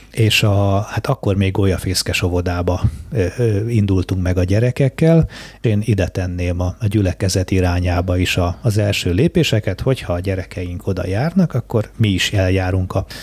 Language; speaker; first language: Hungarian; native; Hungarian